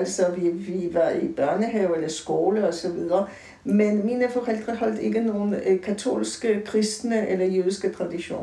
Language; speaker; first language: Danish; native; Danish